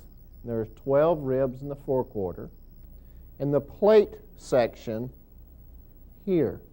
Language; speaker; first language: English; native; English